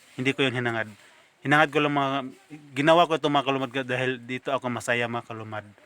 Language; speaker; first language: Filipino; non-native, local second language; Cebuano